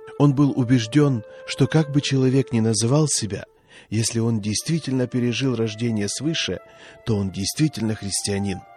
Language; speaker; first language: Russian; non-native, fluent; Swedish